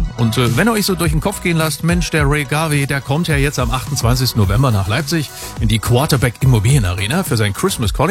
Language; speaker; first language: German; native; German